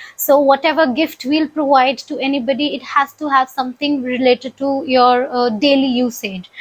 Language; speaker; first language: English; non-native, local second language; Punjabi